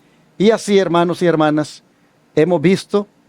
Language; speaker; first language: Spanish; native; Spanish